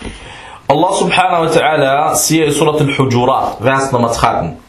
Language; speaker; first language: Danish; non-native, fluent; Arabic